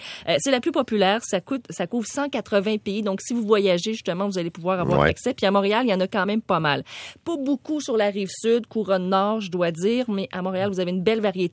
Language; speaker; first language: French; native; French